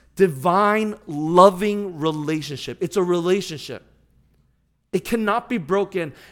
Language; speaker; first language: English; native; English